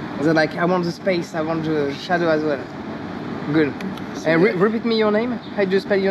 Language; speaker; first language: English; non-native, learner; French